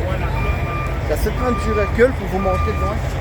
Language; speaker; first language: French; native; French